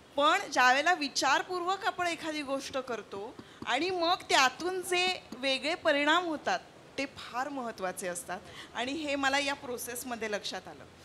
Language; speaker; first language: Marathi; native; Marathi